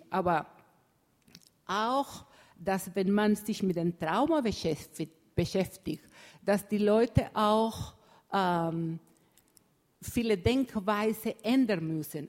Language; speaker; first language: German; non-native, fluent; Spanish